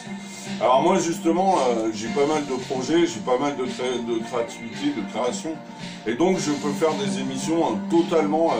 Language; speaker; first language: French; native; French